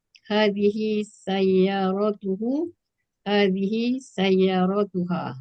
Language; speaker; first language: Arabic; non-native, learner; Malay